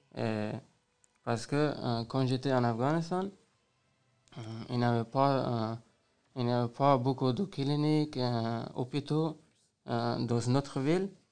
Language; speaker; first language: French; non-native, learner; Persian